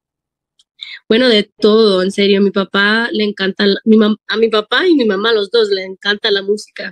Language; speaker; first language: Spanish; early bilingual, heritage; Spanish